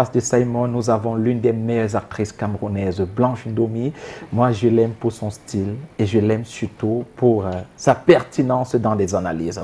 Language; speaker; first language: French; native; French